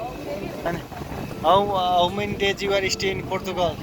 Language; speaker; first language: English; non-native, learner; Nepali